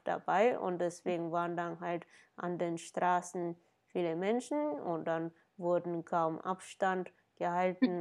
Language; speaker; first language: German; non-native, fluent; Japanese